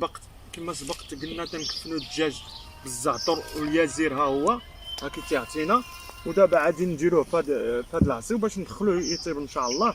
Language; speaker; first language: Arabic; native; Arabic